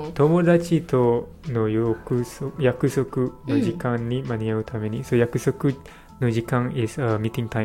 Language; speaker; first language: Japanese; non-native, learner; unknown